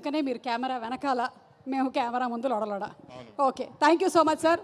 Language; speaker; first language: Telugu; native; Telugu